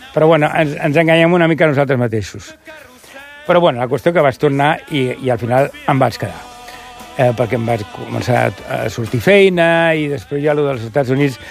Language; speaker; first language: Catalan; non-native, local second language; Spanish